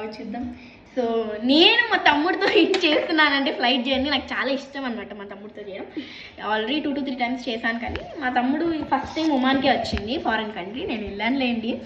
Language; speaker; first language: Telugu; early bilingual, heritage; Telugu